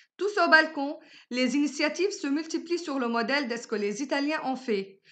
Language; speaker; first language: French; non-native, local second language; Arabic